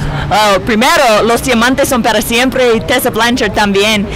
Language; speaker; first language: Spanish; non-native, learner; English